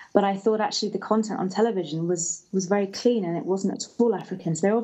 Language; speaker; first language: English; native; English